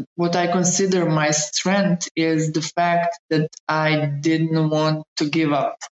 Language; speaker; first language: English; non-native, fluent; Bosnian